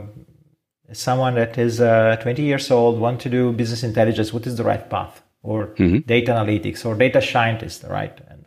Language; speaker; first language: English; non-native, fluent; Italian